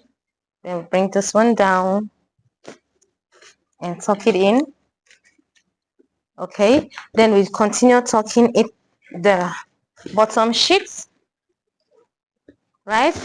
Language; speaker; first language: English; non-native, local second language; Igbo